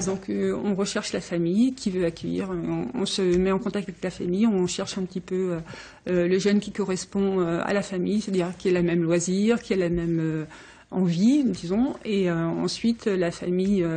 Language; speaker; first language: French; native; French